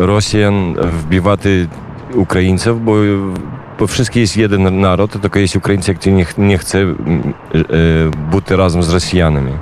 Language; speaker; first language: Polish; non-native, learner; Ukrainian